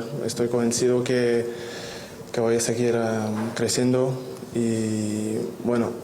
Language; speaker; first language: Spanish; non-native, fluent; French